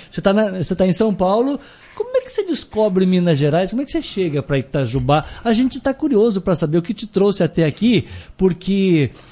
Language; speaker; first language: Portuguese; native; Portuguese